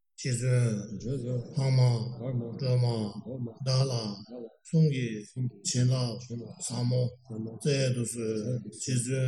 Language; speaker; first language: Russian; non-native, learner; Tibetan